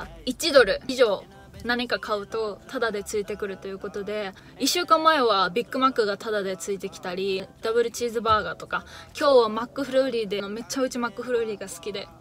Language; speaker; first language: Japanese; native; Japanese